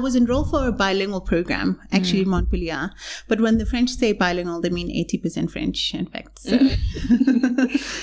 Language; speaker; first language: English; non-native, local second language; Zulu